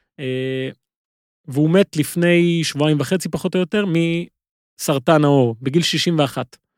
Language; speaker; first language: Hebrew; native; Hebrew